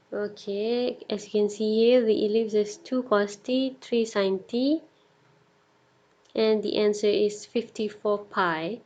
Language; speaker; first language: English; non-native, local second language; Malay